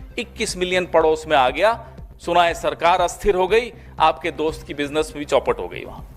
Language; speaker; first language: Hindi; native; Hindi